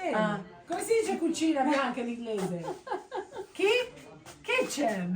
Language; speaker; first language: Italian; native; Italian